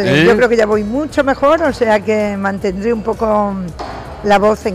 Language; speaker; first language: Spanish; native; Spanish